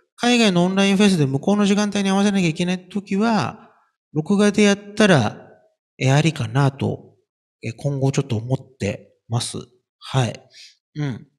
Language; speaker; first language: Japanese; native; Japanese